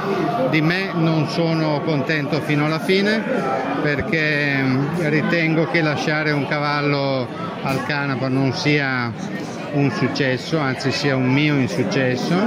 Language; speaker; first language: Italian; native; Italian